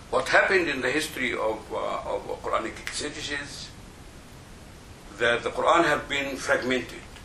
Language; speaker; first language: English; non-native, fluent; Arabic